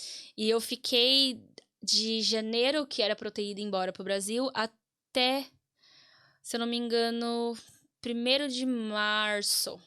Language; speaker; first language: Portuguese; native; Portuguese